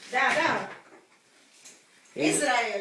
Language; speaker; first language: English; non-native, learner; Romanian